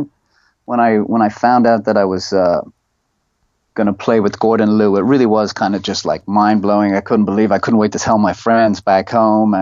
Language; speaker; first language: English; native; English